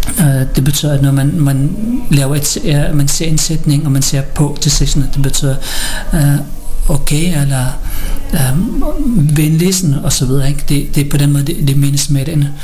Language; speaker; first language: Danish; early bilingual, other home language; Filipino